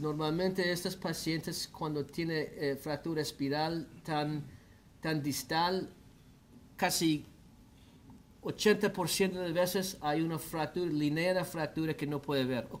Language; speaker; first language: Spanish; non-native, learner; English